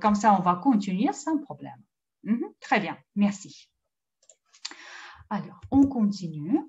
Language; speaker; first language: French; non-native, fluent; Russian